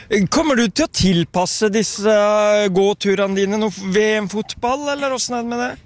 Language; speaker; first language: Norwegian; native; Norwegian